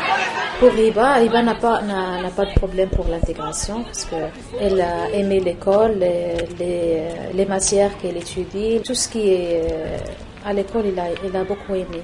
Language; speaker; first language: French; non-native, local second language; Arabic